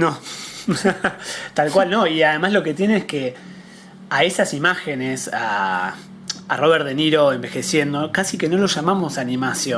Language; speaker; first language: Spanish; native; Spanish